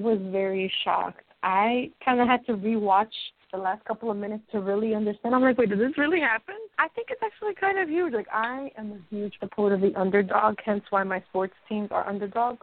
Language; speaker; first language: English; early bilingual, other home language; Spanish